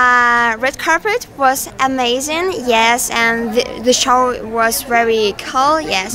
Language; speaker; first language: English; non-native, learner; Russian